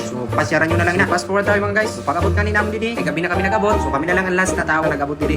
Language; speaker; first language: Filipino; non-native, local second language; Masbatenyo